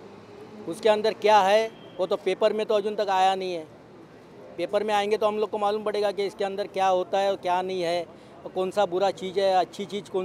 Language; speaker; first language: Hindi; non-native, local second language; Marathi